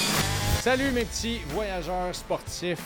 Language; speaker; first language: French; native; French